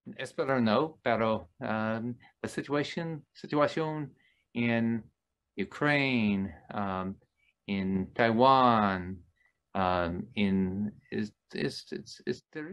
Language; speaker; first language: Spanish; non-native, learner; English